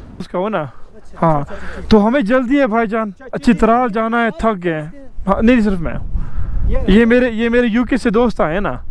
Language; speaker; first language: Hindi; early bilingual, heritage; Urdu